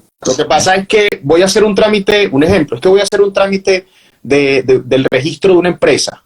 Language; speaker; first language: Spanish; native; Spanish